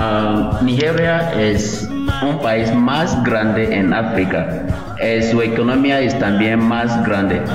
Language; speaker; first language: Spanish; non-native, learner; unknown